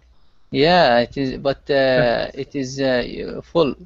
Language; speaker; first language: English; non-native, learner; Arabic